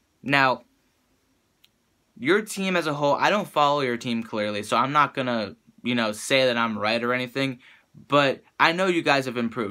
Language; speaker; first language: English; native; English